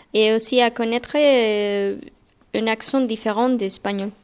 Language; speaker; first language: French; non-native, learner; Spanish